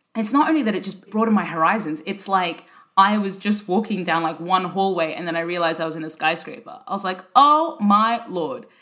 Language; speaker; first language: English; native; English